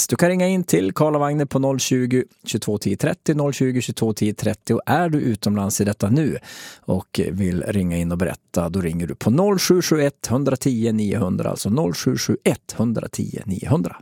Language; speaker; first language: Swedish; native; Swedish